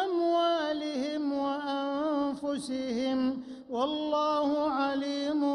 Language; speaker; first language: Arabic; native; Arabic